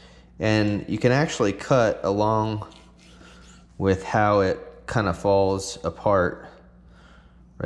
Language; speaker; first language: English; native; English